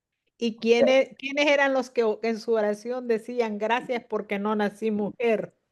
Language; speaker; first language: Spanish; native; Spanish